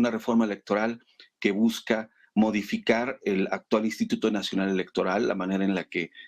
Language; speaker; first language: Spanish; native; Spanish